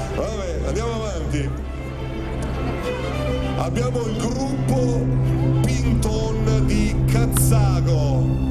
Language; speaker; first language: Italian; native; Italian